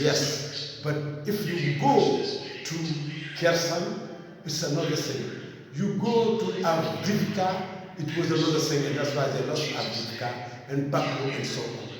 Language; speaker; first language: English; non-native, fluent; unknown